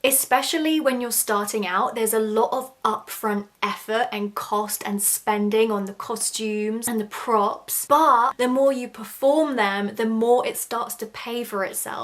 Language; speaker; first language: English; native; English